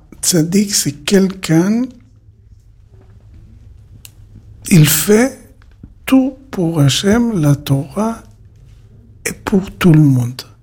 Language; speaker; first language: French; non-native, learner; Hebrew